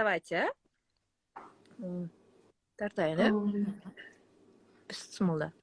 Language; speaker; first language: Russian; non-native, local second language; Kyrgyz